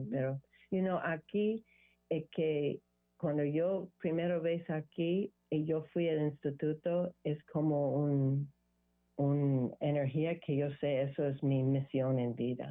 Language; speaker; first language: Spanish; non-native, learner; English